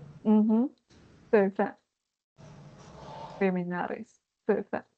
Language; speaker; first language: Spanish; non-native, fluent; Chinese